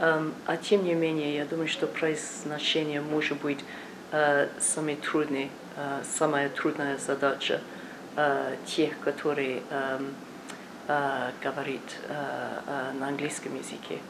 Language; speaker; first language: Russian; non-native, learner; English